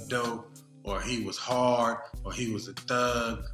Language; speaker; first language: English; native; English